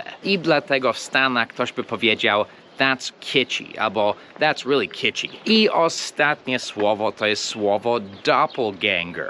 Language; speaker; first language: Polish; early bilingual, heritage; English